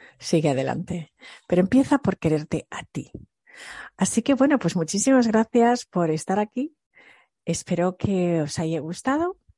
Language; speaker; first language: Spanish; early bilingual, other home language; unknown